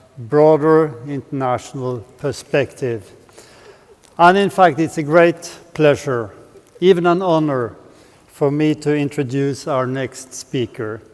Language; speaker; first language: English; non-native, fluent; Norwegian